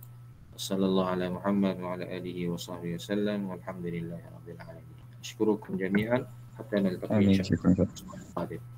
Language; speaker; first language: Arabic; non-native, fluent; Malay